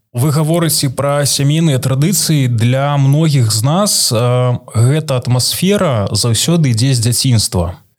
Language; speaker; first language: Belarusian; non-native, local second language; Russian